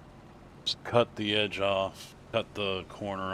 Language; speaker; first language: English; native; English